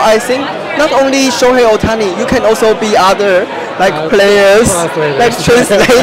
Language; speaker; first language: English; non-native, fluent; Chinese